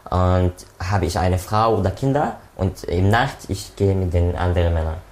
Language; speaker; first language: German; non-native, learner; Arabic